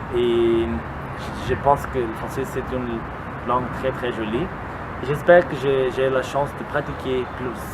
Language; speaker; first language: French; non-native, learner; Portuguese